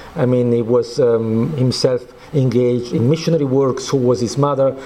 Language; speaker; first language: English; non-native, fluent; Italian